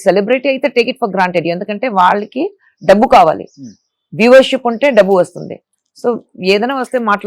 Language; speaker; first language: Telugu; non-native, fluent; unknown